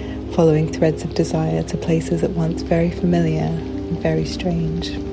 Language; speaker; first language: English; native; English